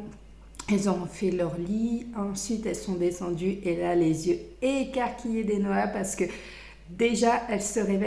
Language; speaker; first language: French; native; French